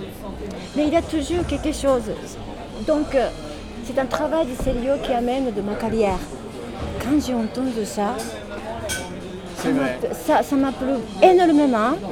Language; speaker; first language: French; non-native, learner; Japanese